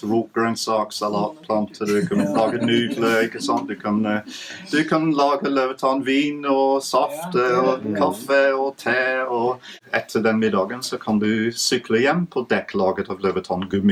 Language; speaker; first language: Norwegian; non-native, fluent; English